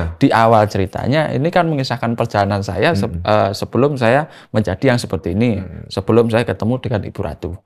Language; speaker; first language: Indonesian; native; Indonesian